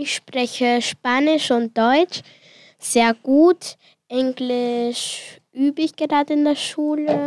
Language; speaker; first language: German; early bilingual, other home language; Spanish